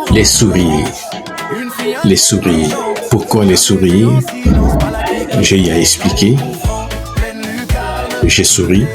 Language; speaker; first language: French; non-native, local second language; Luba-Lulua